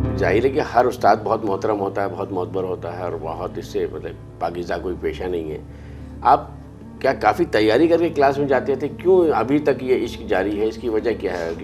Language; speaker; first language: Urdu; native; Urdu